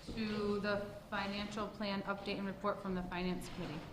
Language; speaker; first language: English; native; English